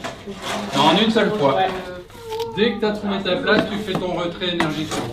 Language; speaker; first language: French; native; French